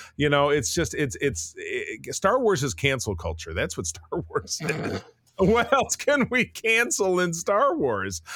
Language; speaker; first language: English; native; English